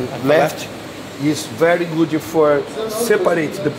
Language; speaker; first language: English; non-native, learner; Portuguese